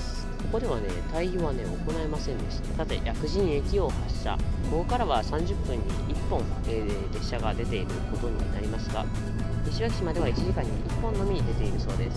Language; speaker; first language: Japanese; native; Japanese